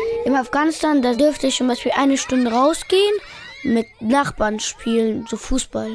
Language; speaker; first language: German; early bilingual, other home language; Pashto